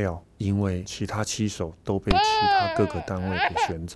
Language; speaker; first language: Chinese; native; Chinese